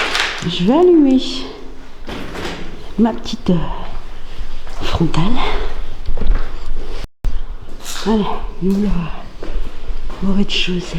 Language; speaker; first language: French; native; French